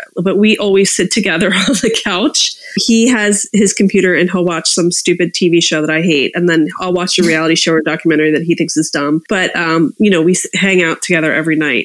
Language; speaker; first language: English; native; English